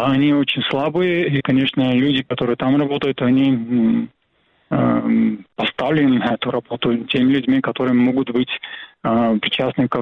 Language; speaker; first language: Russian; non-native, local second language; Georgian